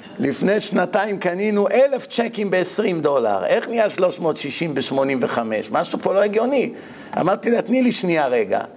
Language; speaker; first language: Hebrew; native; Hebrew